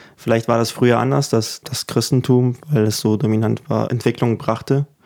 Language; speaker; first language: German; early bilingual, other home language; Ukrainian